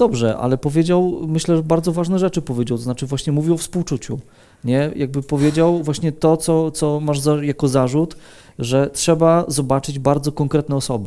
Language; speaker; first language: Polish; native; Polish